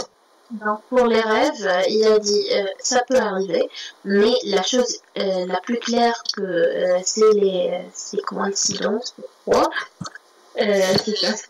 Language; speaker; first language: French; non-native, local second language; Arabic